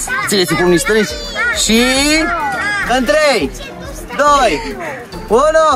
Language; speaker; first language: Romanian; native; Romanian